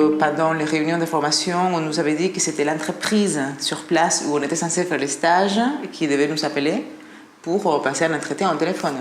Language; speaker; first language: French; non-native, fluent; Spanish